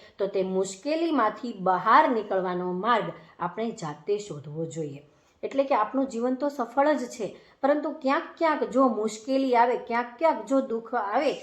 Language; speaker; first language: Gujarati; native; Gujarati